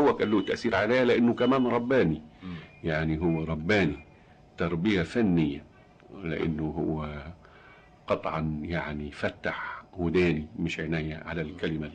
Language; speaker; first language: Arabic; native; Arabic